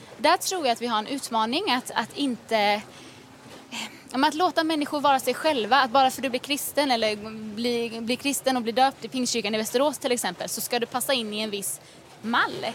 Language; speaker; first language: Swedish; native; Swedish